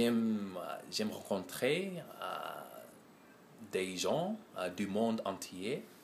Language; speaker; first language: French; non-native, learner; English